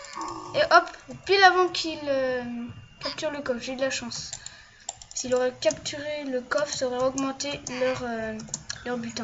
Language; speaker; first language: French; native; French